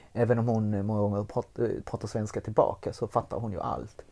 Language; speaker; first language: Swedish; early bilingual, other home language; Spanish